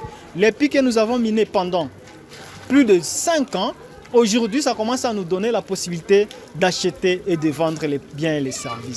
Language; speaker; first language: French; non-native, local second language; Swahili